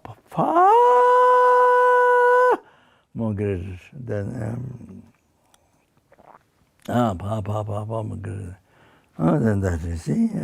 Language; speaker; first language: English; non-native, fluent; Sherpa